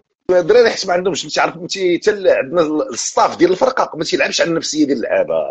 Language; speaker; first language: Arabic; native; Arabic